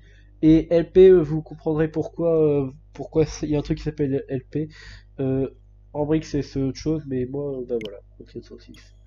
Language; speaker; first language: French; native; French